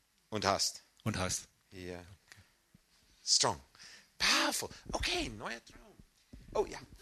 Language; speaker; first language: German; non-native, fluent; English